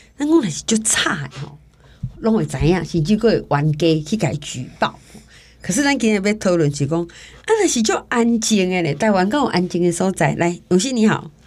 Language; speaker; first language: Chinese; native; Chinese